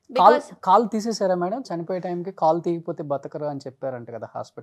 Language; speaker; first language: Telugu; native; Telugu